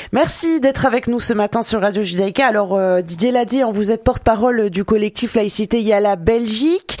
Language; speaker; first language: French; native; French